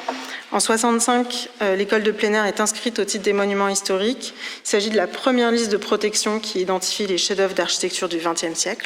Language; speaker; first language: French; native; French